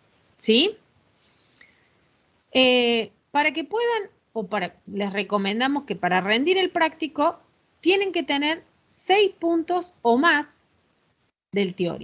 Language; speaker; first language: Spanish; native; Spanish